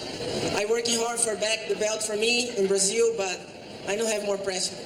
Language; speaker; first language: English; non-native, learner; Portuguese